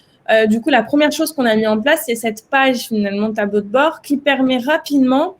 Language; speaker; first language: French; native; French